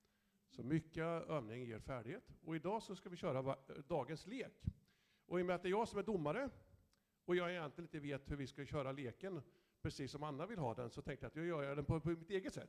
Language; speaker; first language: Swedish; native; Swedish